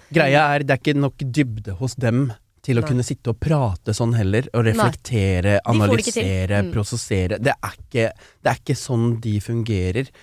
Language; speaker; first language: Norwegian; early bilingual, other home language; Tamil